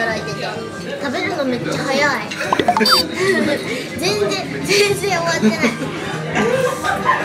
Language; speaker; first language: Japanese; native; Japanese